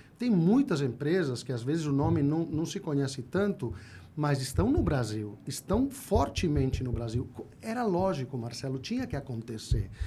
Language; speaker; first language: Portuguese; non-native, fluent; Spanish